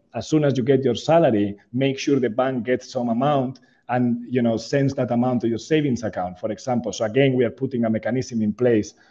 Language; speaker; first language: English; non-native, fluent; Spanish